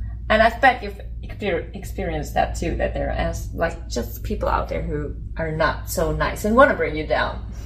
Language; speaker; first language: English; non-native, fluent; German